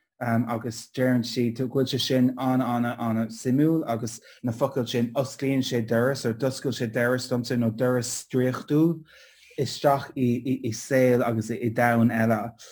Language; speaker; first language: Irish; non-native, local second language; English